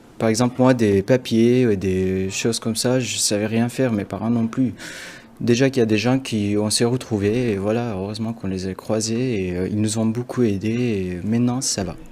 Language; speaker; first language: French; non-native, fluent; Arabic